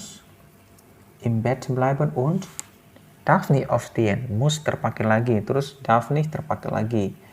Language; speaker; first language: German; non-native, fluent; Indonesian